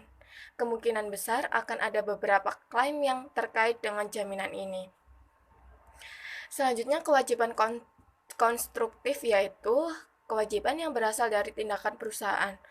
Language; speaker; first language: Indonesian; native; Indonesian